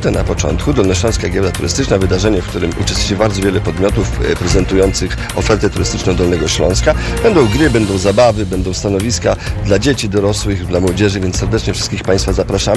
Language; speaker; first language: Polish; native; Polish